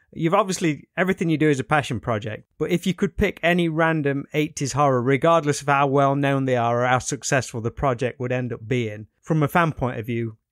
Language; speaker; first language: English; native; English